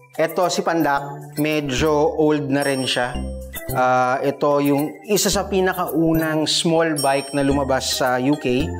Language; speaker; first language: Filipino; native; Filipino